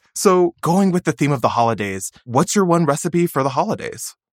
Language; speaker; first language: English; native; English